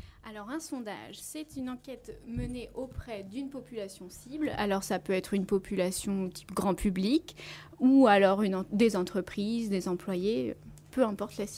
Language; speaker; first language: French; native; French